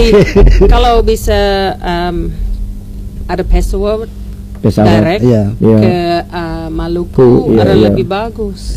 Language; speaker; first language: Indonesian; non-native, learner; English